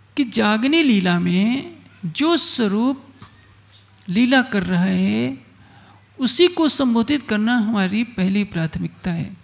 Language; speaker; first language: Hindi; native; Hindi